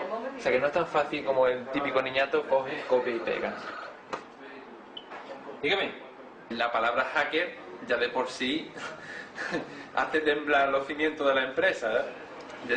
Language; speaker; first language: Spanish; native; Spanish